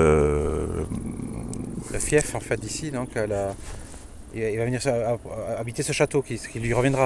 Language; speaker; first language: French; native; French